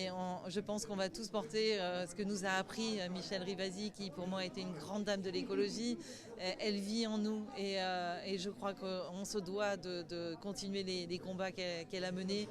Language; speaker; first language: French; native; French